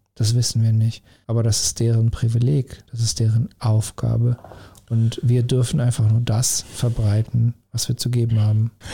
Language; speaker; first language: German; native; German